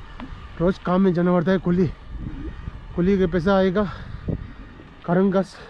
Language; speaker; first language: Hindi; non-native, learner; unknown